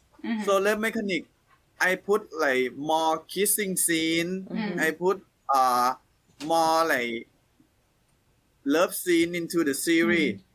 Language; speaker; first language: English; non-native, learner; Thai